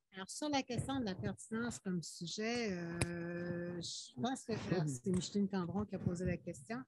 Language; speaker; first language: French; native; French